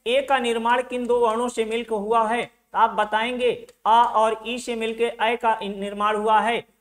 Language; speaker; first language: Hindi; native; Hindi